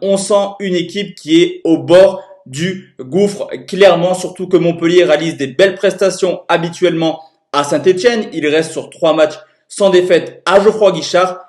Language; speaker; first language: French; native; French